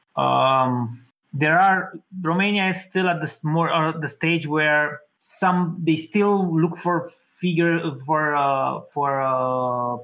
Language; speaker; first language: English; non-native, fluent; Romanian